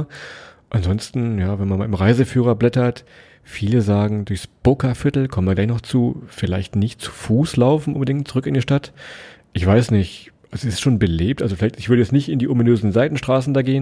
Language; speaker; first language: German; native; German